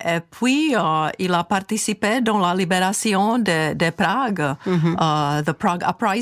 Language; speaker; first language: French; non-native, fluent; Czech